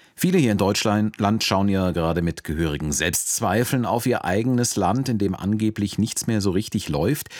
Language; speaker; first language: German; native; German